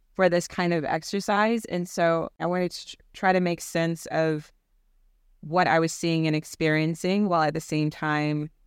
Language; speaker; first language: English; native; English